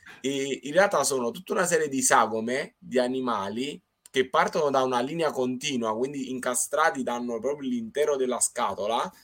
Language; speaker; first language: Italian; native; Italian